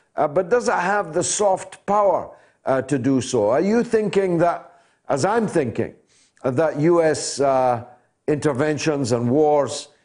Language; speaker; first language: English; native; English